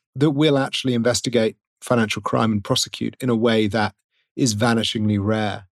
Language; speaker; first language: English; native; English